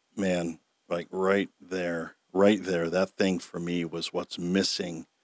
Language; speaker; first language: English; native; English